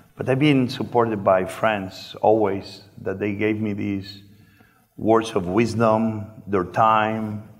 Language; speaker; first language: English; non-native, fluent; Spanish